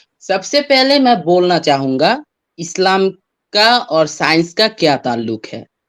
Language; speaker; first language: Hindi; non-native, fluent; Bangla